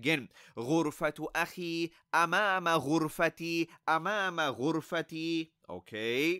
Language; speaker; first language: Arabic; non-native, fluent; English